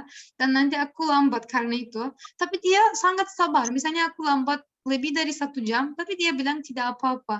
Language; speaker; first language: Indonesian; non-native, learner; Turkish